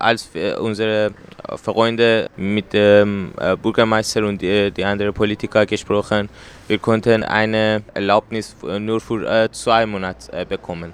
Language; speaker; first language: German; non-native, learner; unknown